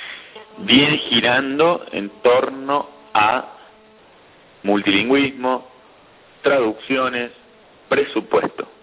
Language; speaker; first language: Spanish; native; Spanish